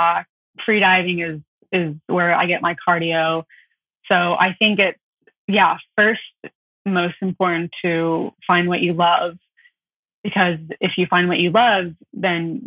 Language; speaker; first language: English; native; English